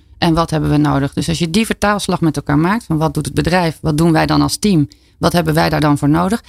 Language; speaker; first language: Dutch; native; Dutch